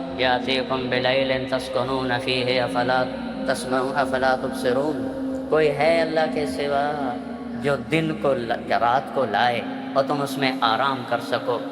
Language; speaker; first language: Urdu; non-native, local second language; Punjabi